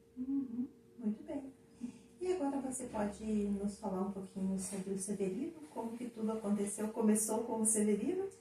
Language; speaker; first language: Portuguese; native; Portuguese